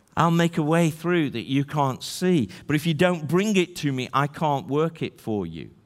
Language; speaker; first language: English; native; English